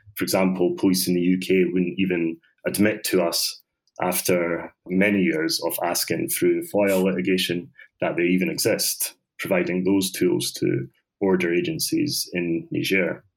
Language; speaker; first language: English; native; English